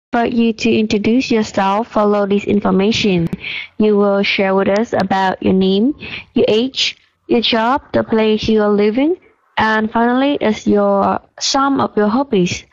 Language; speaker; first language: English; non-native, fluent; Vietnamese